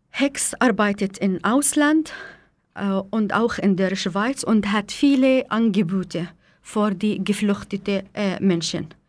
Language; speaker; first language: German; non-native, fluent; Arabic